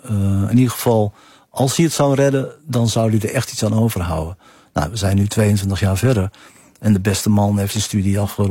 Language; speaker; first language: Dutch; native; Dutch